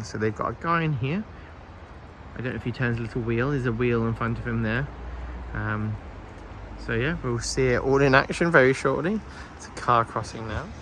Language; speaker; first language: English; native; English